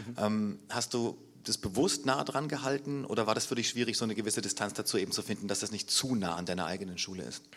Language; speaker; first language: German; native; German